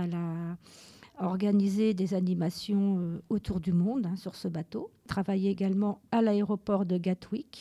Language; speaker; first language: French; native; French